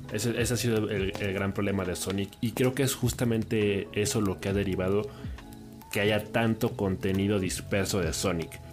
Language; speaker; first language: Spanish; native; Spanish